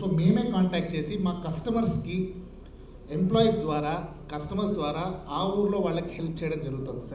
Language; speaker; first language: Telugu; native; Telugu